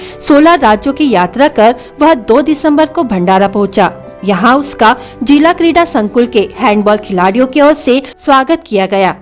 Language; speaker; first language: Hindi; native; Hindi